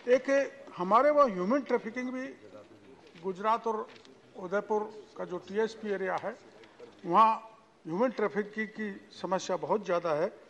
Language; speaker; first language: Hindi; native; Hindi